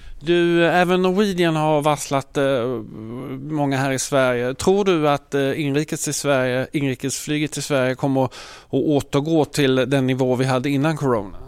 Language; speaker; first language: Swedish; native; Swedish